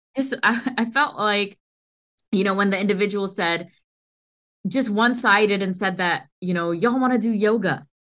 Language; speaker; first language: English; early bilingual, other home language; Hindi